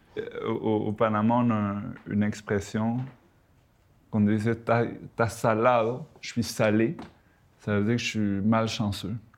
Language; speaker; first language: French; early bilingual, other home language; Spanish